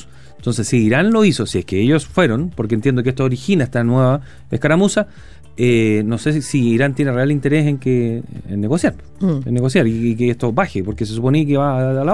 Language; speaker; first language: Spanish; native; Spanish